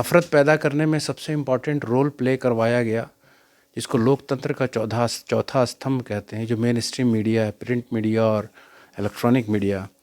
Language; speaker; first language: Hindi; native; Hindi